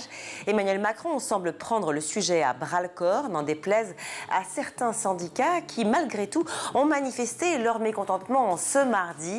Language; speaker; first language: French; native; French